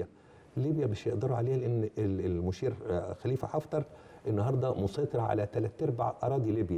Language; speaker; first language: Arabic; native; Arabic